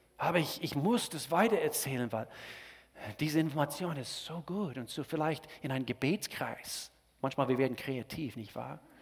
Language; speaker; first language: German; non-native, fluent; English